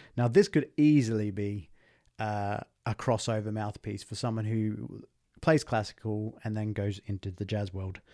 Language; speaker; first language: English; native; English